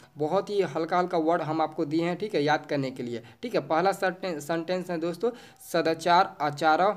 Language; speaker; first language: Hindi; native; Hindi